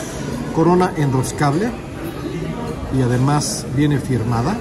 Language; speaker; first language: Spanish; native; Spanish